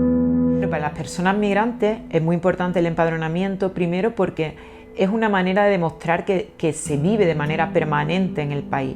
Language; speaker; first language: Spanish; native; Spanish